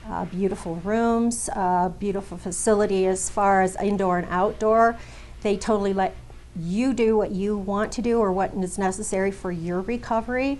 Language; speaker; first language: English; native; English